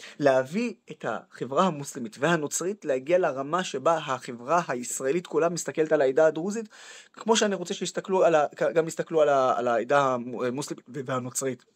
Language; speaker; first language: Hebrew; non-native, local second language; Arabic